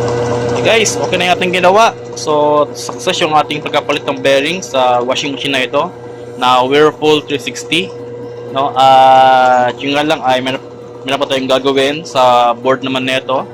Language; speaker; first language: Filipino; native; Filipino